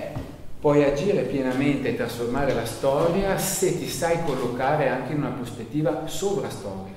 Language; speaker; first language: Italian; native; Italian